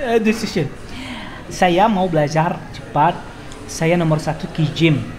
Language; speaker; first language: Indonesian; non-native, learner; Arabic